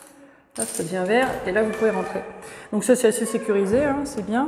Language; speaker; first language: French; native; French